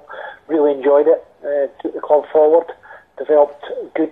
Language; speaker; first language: English; native; English